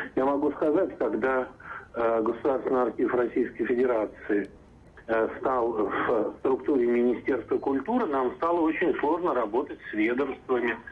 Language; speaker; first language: Russian; native; Russian